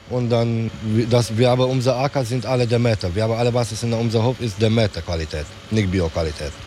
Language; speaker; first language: German; non-native, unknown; Romanian